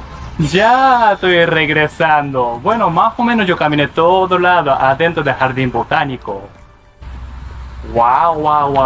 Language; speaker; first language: Spanish; non-native, learner; Japanese